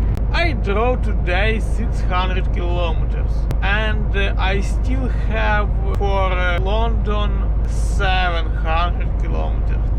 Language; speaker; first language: English; non-native, learner; Polish